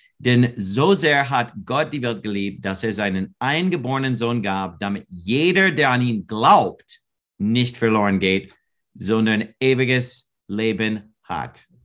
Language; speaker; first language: German; non-native, learner; English